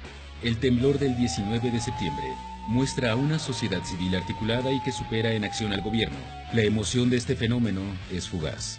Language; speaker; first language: Spanish; native; Spanish